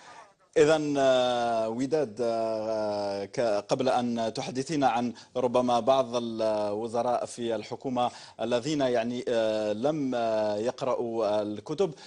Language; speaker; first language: Arabic; native; Arabic